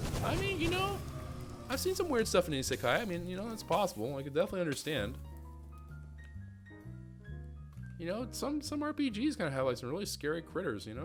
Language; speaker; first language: English; native; English